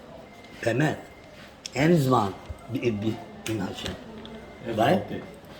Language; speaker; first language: Hebrew; non-native, learner; English